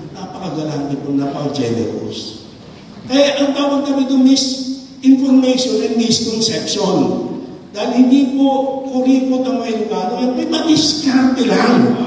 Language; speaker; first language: Filipino; non-native, local second language; Iloko